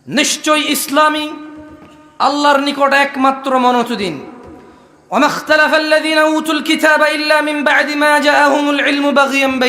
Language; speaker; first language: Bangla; early bilingual, heritage; Bangla